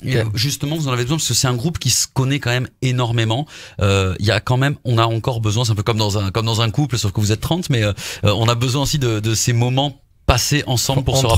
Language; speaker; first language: French; native; French